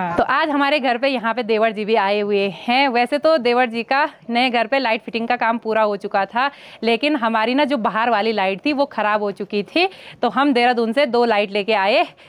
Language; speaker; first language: Hindi; native; Hindi